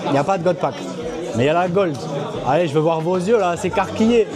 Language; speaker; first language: French; native; French